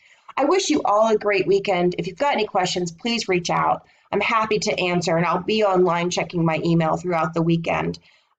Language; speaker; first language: English; native; English